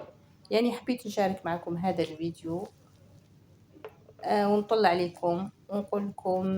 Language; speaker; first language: Arabic; native; Arabic